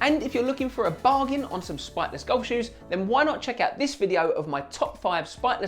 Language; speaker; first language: English; native; English